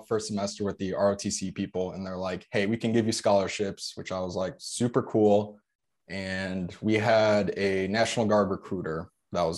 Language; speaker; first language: English; early bilingual, other home language; Polish